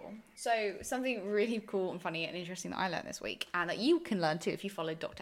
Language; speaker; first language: English; native; English